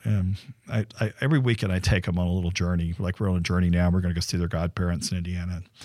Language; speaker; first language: English; native; English